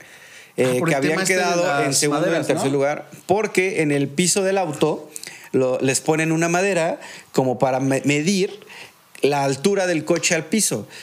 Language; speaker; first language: Spanish; native; Spanish